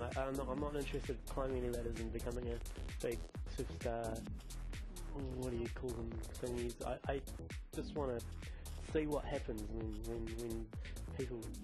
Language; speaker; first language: English; native; English